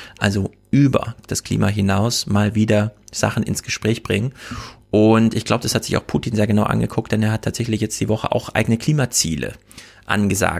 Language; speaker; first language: German; native; German